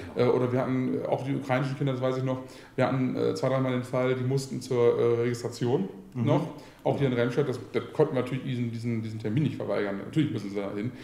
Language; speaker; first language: German; native; German